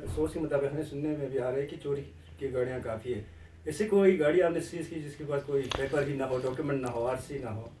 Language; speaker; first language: Hindi; non-native, local second language; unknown